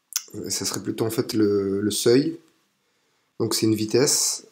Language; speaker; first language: French; native; French